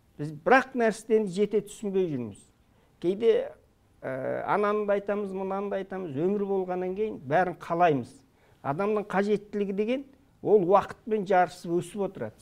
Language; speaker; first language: Kazakh; early bilingual, heritage; Kazakh